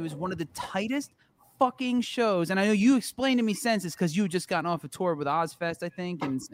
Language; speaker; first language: English; native; English